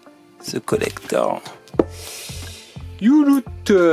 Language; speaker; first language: French; native; French